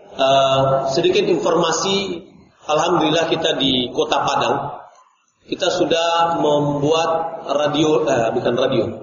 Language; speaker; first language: Indonesian; non-native, local second language; Minangkabau